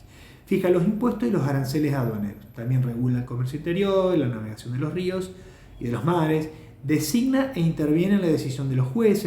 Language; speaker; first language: Spanish; native; Spanish